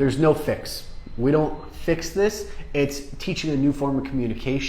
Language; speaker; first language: English; native; English